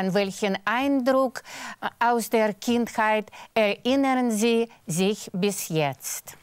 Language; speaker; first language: German; non-native, fluent; Russian